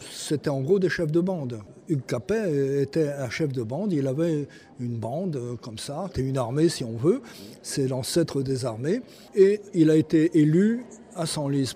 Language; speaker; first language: French; native; French